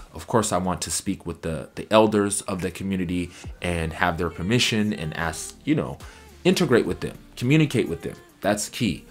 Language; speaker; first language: English; native; English